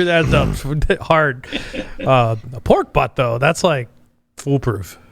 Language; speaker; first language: English; native; English